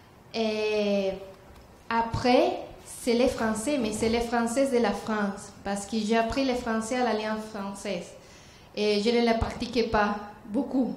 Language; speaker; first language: French; non-native, learner; Spanish